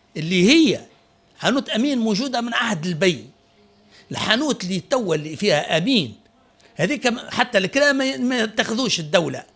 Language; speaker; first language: Arabic; native; Arabic